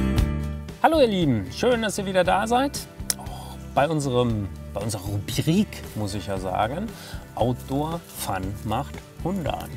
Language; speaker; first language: German; native; German